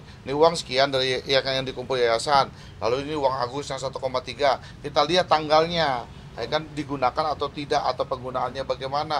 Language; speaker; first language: Indonesian; native; Indonesian